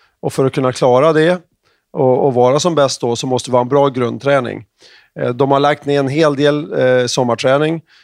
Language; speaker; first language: Swedish; native; Swedish